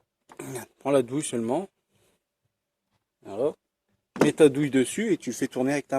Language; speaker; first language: French; native; French